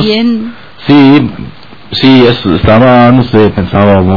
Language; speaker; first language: Spanish; non-native, fluent; German